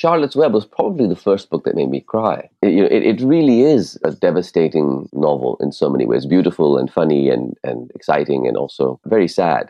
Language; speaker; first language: English; non-native, local second language; Urdu